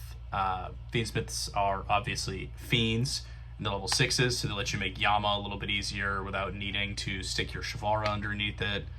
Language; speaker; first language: English; native; English